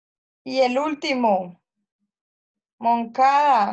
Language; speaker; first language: Spanish; native; Spanish